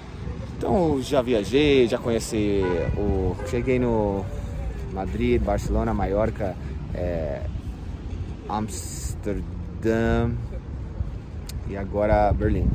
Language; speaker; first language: Portuguese; non-native, fluent; English